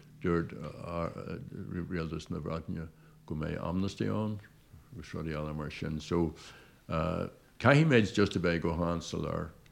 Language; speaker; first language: Irish; non-native, local second language; English